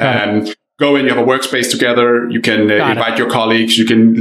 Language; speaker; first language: English; non-native, fluent; Danish